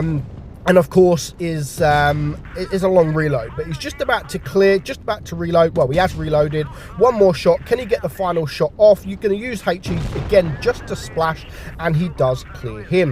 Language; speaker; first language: English; native; English